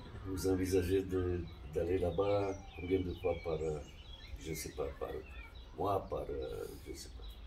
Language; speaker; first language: French; non-native, fluent; Romanian